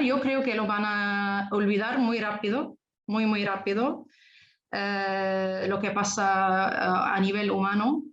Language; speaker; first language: Spanish; non-native, fluent; Arabic